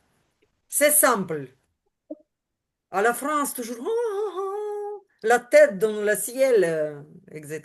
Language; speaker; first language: French; non-native, learner; Ukrainian